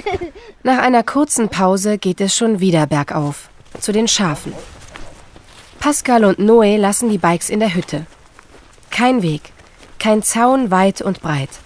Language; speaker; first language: German; native; German